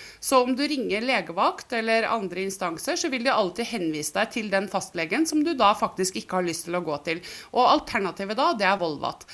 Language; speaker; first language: Norwegian; native; Norwegian